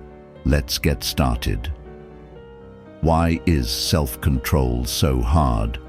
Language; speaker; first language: English; native; English